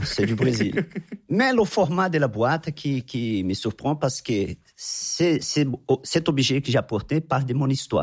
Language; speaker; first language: French; non-native, fluent; Portuguese